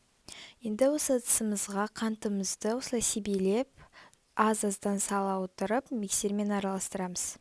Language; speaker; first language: Kazakh; native; Kazakh